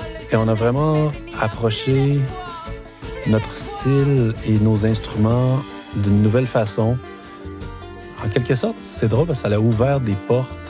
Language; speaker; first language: French; native; French